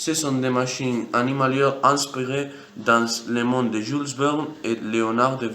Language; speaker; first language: French; non-native, learner; Spanish